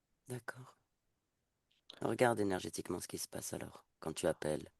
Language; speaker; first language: French; native; French